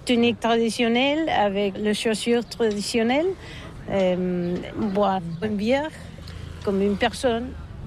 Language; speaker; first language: French; non-native, learner; Catalan